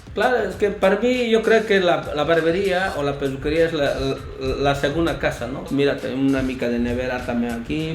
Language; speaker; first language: Catalan; non-native, fluent; Spanish